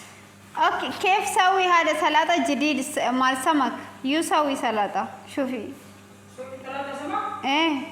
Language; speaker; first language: Arabic; non-native, learner; Amharic